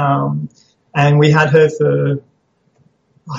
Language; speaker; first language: English; native; English